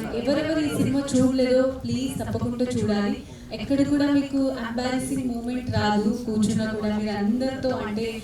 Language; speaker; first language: Telugu; non-native, learner; Marathi